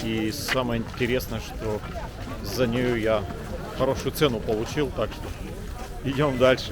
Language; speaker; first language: Russian; native; Russian